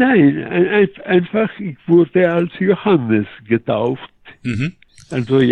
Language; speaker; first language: German; non-native, fluent; Polish